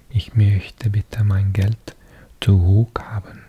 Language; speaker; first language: German; non-native, learner; English